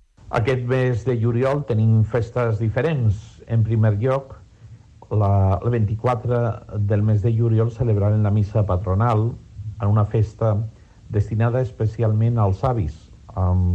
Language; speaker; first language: Catalan; non-native, local second language; Spanish